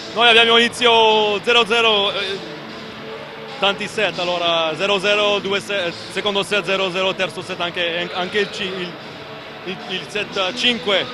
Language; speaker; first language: Italian; non-native, learner; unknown